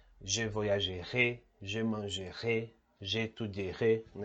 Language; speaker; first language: French; non-native, learner; Portuguese